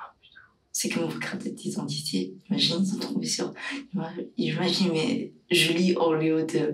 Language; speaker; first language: French; non-native, learner; Chinese